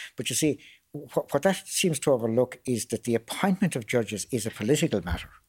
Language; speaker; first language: English; native; English